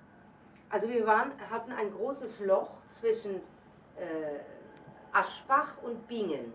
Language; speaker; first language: German; native; German